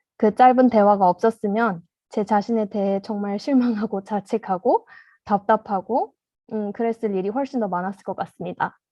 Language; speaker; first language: Korean; early bilingual, heritage; Korean